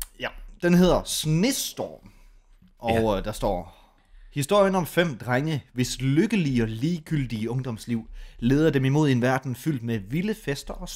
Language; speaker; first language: Danish; native; Danish